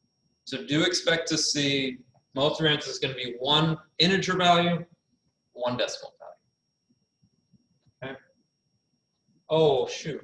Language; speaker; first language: English; native; English